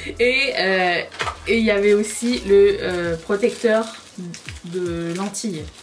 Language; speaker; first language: French; native; French